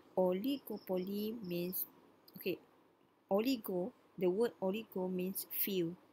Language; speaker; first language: English; non-native, local second language; Malay